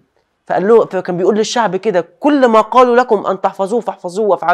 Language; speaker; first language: Arabic; native; Arabic